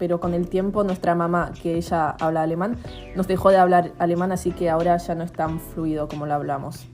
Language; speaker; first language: Spanish; early bilingual, heritage; Spanish